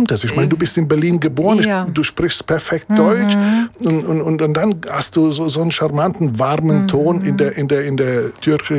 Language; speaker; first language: German; early bilingual, other home language; Italian